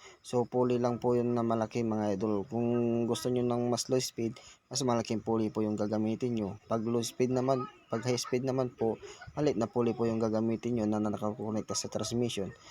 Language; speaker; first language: Filipino; non-native, local second language; Pangasinan